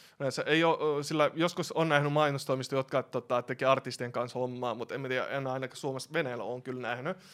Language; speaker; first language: Finnish; early bilingual, other home language; Russian